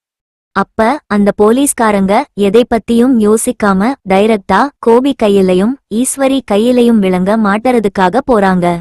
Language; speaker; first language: Tamil; native; Tamil